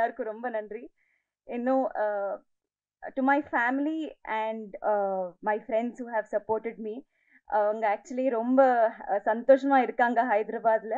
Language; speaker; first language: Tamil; non-native, learner; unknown